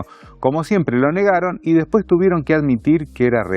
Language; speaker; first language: Spanish; native; Spanish